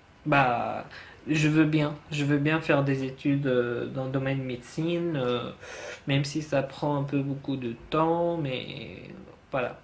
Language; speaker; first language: French; non-native, fluent; Arabic